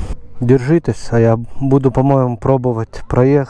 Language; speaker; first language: Russian; non-native, local second language; Lithuanian